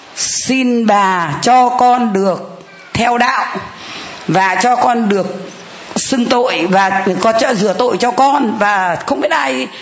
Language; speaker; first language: Vietnamese; native; Vietnamese